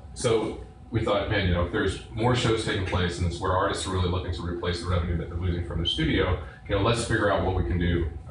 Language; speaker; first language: English; native; English